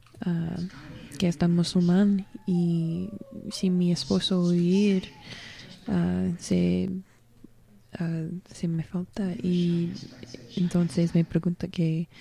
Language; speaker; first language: Spanish; non-native, learner; English